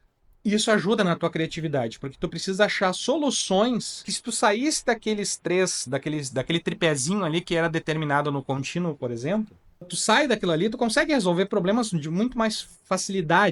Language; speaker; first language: Portuguese; native; Portuguese